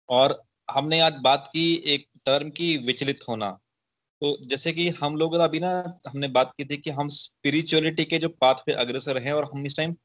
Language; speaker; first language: Hindi; native; Hindi